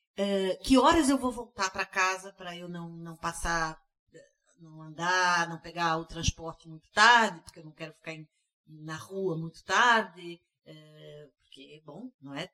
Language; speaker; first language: Portuguese; early bilingual, heritage; Portuguese